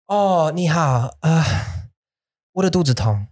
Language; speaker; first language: Chinese; non-native, learner; English